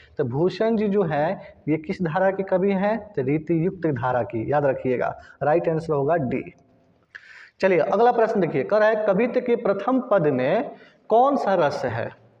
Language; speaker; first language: Hindi; native; Hindi